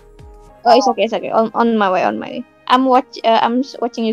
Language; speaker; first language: English; non-native, learner; Indonesian